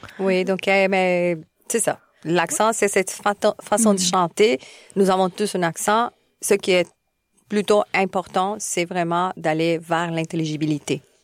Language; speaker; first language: French; non-native, fluent; Spanish